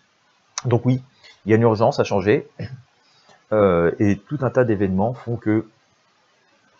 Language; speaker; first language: French; native; French